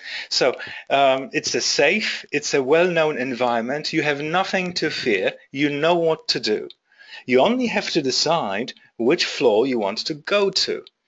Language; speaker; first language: English; non-native, fluent; Polish